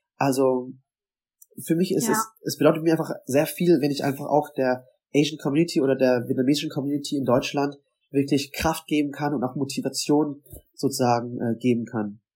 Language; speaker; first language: German; native; German